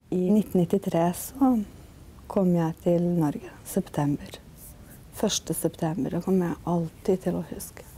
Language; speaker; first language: Norwegian; non-native, fluent; Bosnian